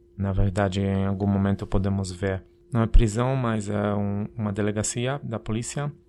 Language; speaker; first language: Portuguese; non-native, fluent; Polish